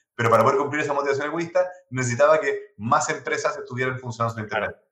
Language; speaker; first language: Spanish; non-native, local second language; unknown